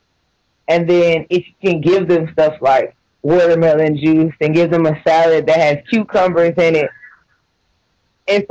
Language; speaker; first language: English; native; English